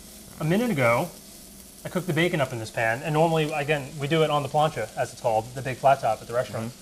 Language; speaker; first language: English; native; English